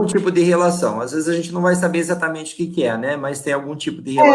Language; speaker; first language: Portuguese; native; Portuguese